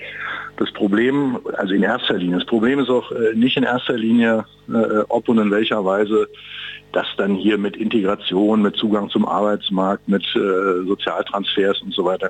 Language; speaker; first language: German; native; German